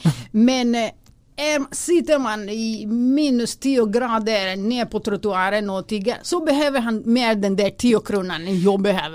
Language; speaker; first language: Swedish; non-native, fluent; Greek